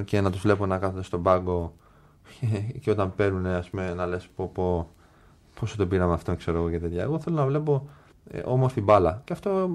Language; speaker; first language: Greek; native; Greek